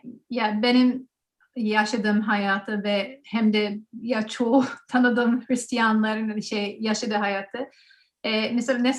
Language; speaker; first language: Turkish; non-native, learner; English